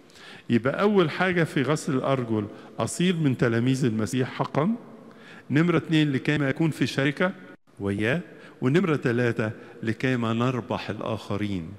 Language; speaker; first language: Arabic; native; Arabic